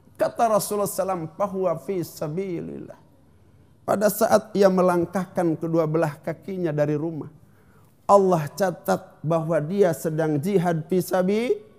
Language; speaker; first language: Indonesian; non-native, local second language; Sundanese